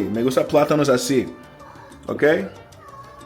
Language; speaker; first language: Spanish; non-native, learner; English